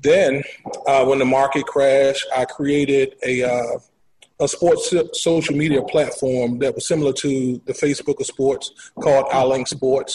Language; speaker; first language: English; native; English